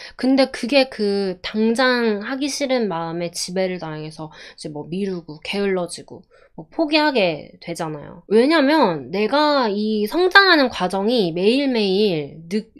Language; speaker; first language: Korean; native; Korean